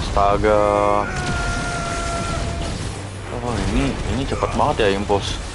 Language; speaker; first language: Indonesian; native; Indonesian